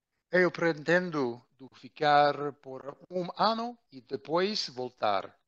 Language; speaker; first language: Portuguese; non-native, learner; English